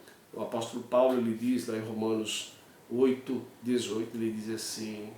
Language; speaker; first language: Portuguese; native; Portuguese